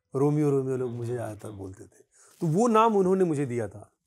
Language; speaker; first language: Hindi; native; Hindi